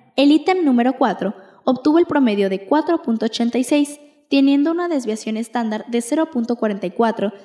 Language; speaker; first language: Spanish; native; Spanish